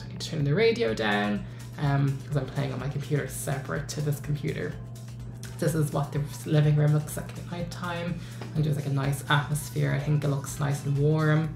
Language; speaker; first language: English; native; English